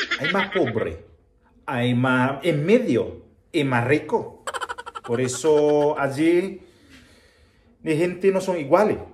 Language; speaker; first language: Spanish; non-native, learner; Filipino